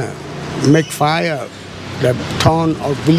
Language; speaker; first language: English; non-native, learner; Burmese